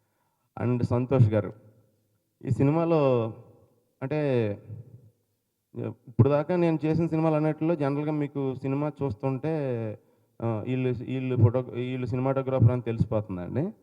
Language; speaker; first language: Telugu; native; Telugu